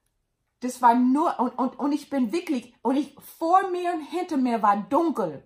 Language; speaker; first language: German; non-native, learner; English